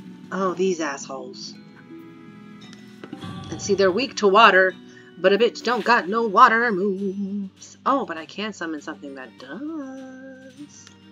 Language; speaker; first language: English; early bilingual, other home language; Spanish